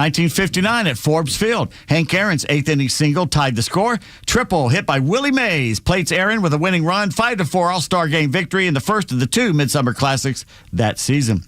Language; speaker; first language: English; native; English